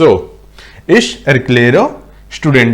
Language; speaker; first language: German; non-native, fluent; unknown